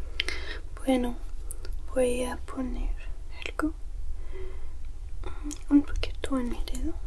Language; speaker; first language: Spanish; non-native, learner; English